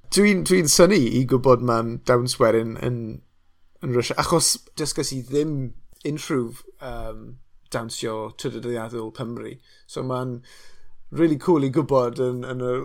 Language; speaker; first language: Welsh; non-native, local second language; English